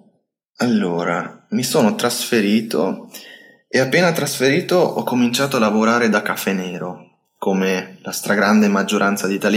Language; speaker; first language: Italian; native; Italian